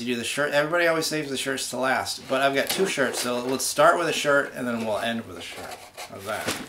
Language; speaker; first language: English; native; English